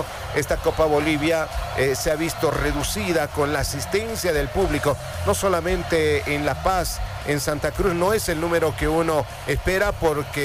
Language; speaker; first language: Spanish; native; Spanish